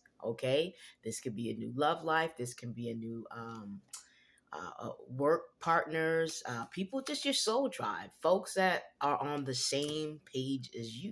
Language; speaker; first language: English; native; English